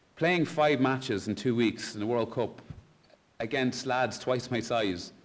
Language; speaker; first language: English; native; English